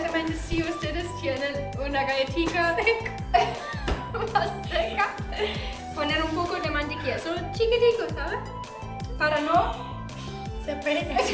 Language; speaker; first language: Spanish; non-native, fluent; German